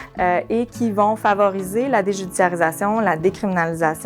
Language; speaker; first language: French; native; French